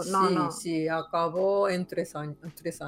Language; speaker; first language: Spanish; non-native, fluent; Japanese